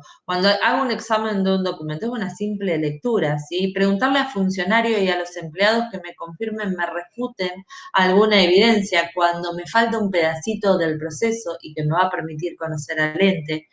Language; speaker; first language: Spanish; native; Spanish